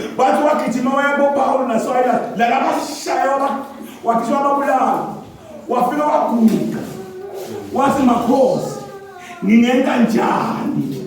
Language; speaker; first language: Zulu; non-native, local second language; Swati